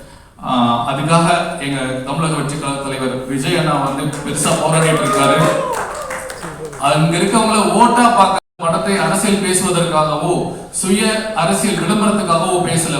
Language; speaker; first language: Tamil; native; Tamil